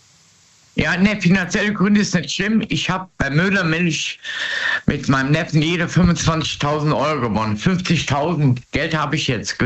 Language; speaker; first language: German; native; German